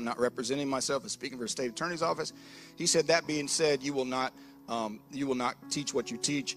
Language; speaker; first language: English; native; English